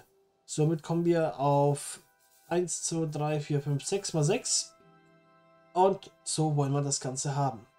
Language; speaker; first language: German; native; German